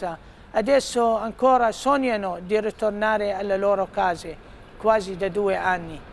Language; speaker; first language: Italian; non-native, fluent; Arabic